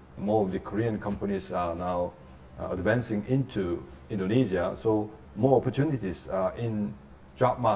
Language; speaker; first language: English; non-native, fluent; Korean